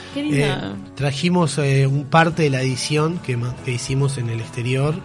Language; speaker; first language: Spanish; native; Spanish